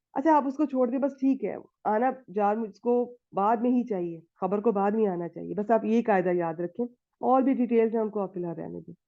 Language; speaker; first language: Urdu; native; Urdu